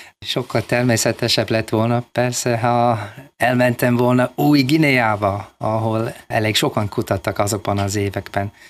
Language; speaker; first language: Hungarian; non-native, fluent; English